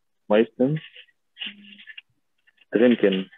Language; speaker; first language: German; non-native, learner; Arabic